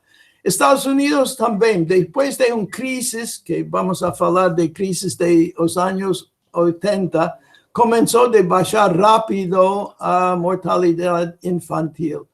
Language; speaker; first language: Spanish; non-native, fluent; English